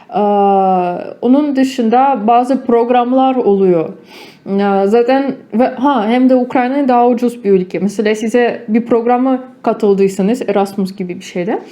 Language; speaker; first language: Turkish; non-native, fluent; Ukrainian